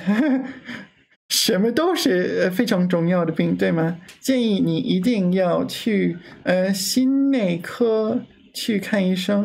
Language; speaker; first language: Chinese; non-native, learner; English